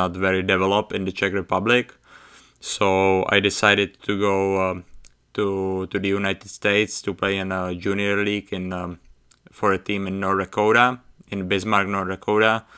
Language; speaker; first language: English; non-native, fluent; Czech